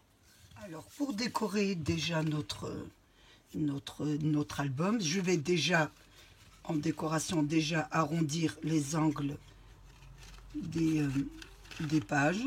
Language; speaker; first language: French; native; French